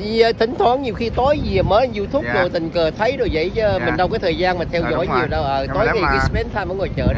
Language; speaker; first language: Vietnamese; native; Vietnamese